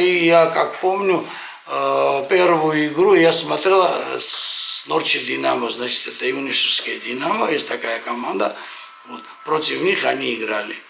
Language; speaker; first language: Russian; non-native, fluent; Georgian